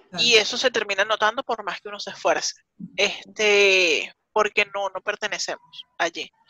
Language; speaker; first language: Spanish; native; Spanish